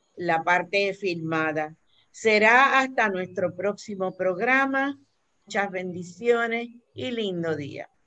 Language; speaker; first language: Spanish; native; Spanish